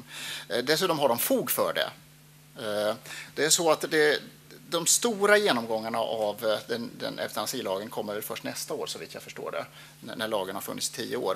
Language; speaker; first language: Swedish; native; Swedish